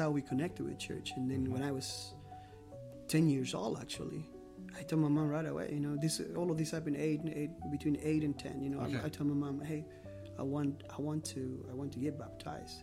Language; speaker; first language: English; non-native, fluent; Spanish